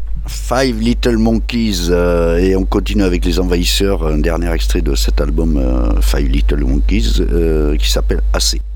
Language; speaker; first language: French; native; French